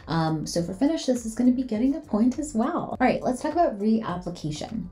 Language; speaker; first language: English; native; English